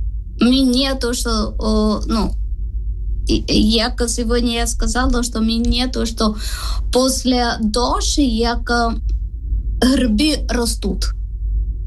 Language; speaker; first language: Ukrainian; non-native, learner; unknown